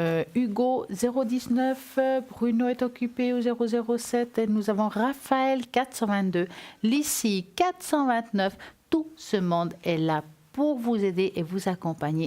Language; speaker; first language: French; native; French